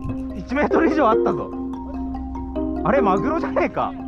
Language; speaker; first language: Japanese; native; Japanese